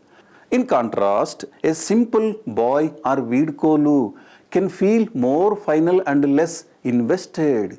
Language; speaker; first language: English; non-native, local second language; Telugu